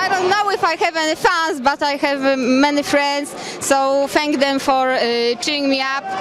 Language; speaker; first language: English; non-native, learner; Polish